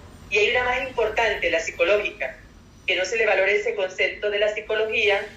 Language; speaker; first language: Spanish; native; Spanish